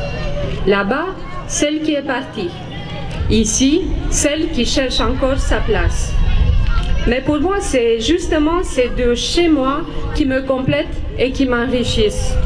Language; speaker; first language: French; non-native, fluent; Romanian